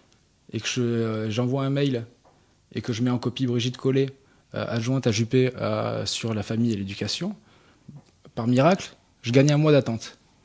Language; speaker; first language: French; native; French